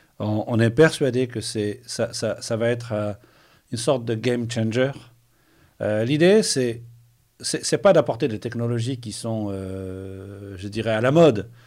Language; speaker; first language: French; non-native, local second language; Arabic